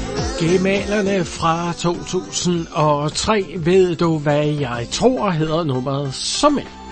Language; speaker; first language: Danish; native; Danish